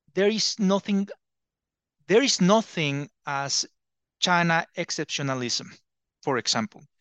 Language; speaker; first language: English; non-native, fluent; Spanish